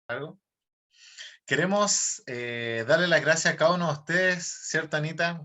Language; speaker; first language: Spanish; native; Spanish